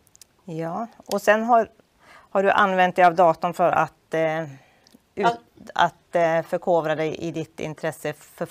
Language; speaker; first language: Swedish; native; Swedish